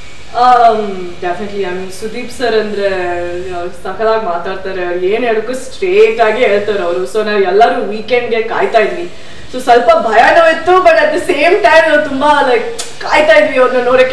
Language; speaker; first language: Kannada; non-native, fluent; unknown